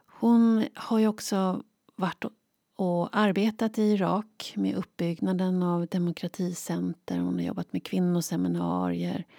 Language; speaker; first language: Swedish; native; Swedish